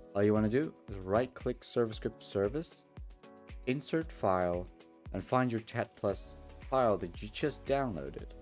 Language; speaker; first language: English; native; English